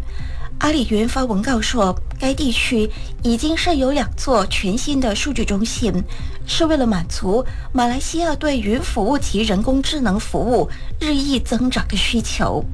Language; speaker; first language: Chinese; native; Chinese